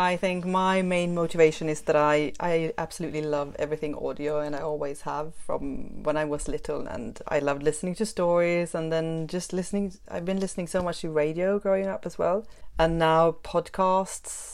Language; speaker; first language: English; non-native, fluent; Swedish